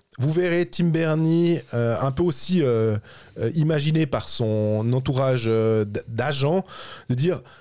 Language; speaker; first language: French; native; French